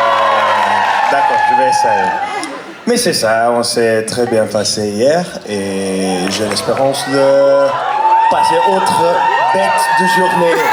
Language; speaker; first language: French; non-native, learner; English